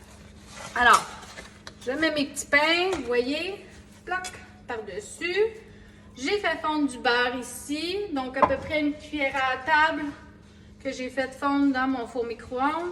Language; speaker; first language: French; native; French